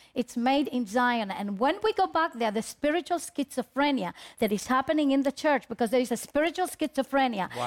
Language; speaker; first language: English; early bilingual, other home language; Spanish